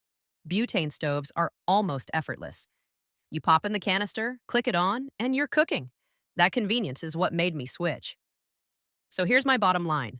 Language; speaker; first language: English; native; English